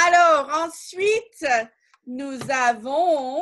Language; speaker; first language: French; non-native, fluent; English